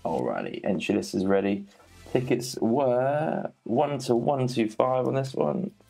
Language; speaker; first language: English; native; English